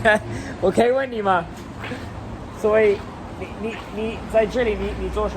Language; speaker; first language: Chinese; non-native, learner; English